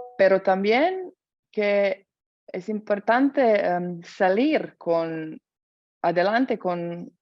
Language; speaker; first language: Spanish; non-native, fluent; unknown